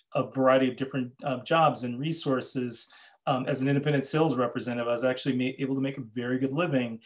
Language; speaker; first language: English; native; English